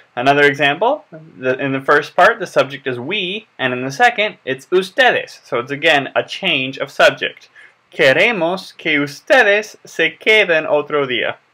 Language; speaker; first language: English; native; English